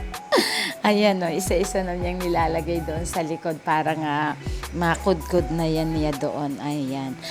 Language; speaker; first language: Filipino; native; Filipino